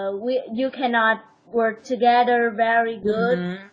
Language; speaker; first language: English; non-native, learner; Vietnamese